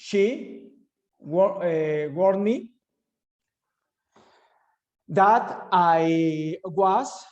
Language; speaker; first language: English; non-native, learner; Spanish